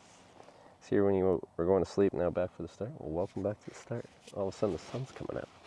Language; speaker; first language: English; native; English